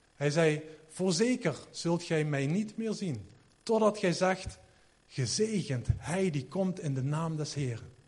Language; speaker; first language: Dutch; native; Dutch